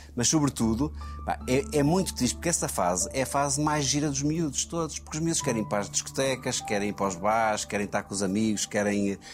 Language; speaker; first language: Portuguese; native; Portuguese